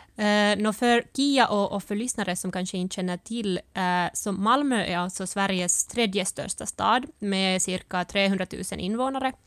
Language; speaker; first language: Swedish; early bilingual, other home language; Finnish